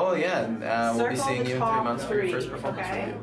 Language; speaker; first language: English; native; English